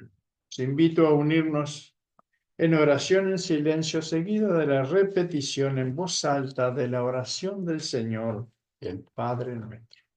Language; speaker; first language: Spanish; native; Spanish